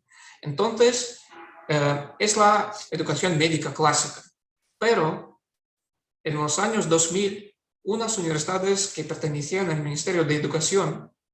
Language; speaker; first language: Spanish; non-native, fluent; Russian